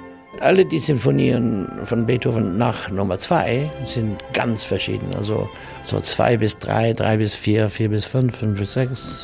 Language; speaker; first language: German; non-native, learner; English